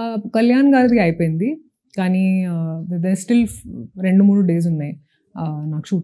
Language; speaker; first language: Telugu; non-native, local second language; Hindi